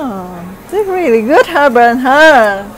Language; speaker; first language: English; non-native, learner; Vietnamese